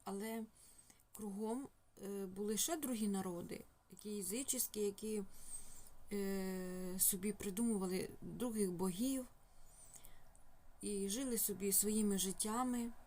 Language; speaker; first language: Ukrainian; non-native, local second language; Russian